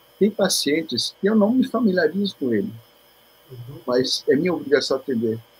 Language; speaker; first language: Portuguese; early bilingual, other home language; Korean